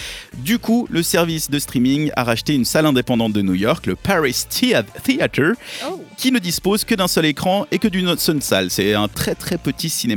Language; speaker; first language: French; native; French